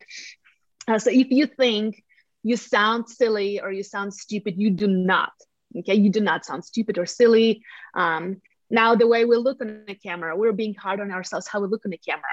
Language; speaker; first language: English; non-native, fluent; Latvian